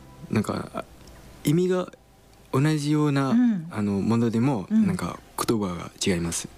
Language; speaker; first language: Japanese; non-native, learner; Khmer